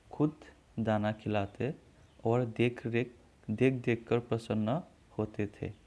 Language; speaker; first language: Hindi; non-native, local second language; Assamese